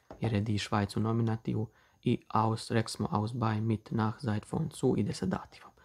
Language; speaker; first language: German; non-native, fluent; Bosnian